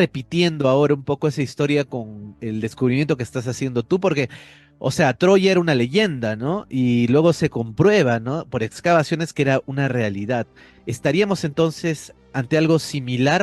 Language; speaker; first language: Spanish; native; Spanish